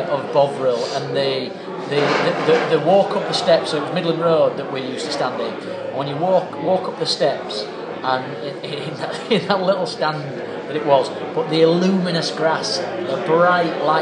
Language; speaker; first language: English; native; English